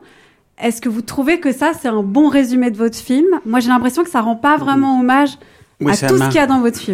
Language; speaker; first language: French; native; French